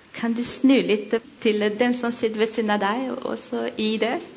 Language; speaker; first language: Norwegian; non-native, learner; Malagasy